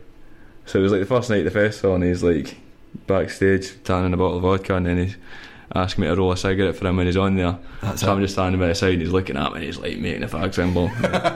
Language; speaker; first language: English; native; English